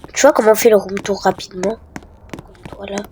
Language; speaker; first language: French; native; French